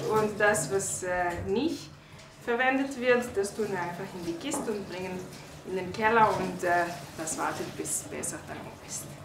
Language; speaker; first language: German; non-native, fluent; Serbian